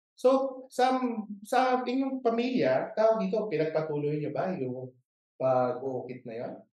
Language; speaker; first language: Filipino; native; Filipino